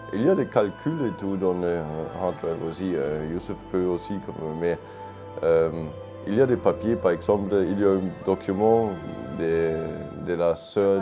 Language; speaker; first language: French; non-native, fluent; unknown